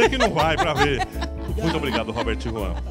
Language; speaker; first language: Portuguese; native; Portuguese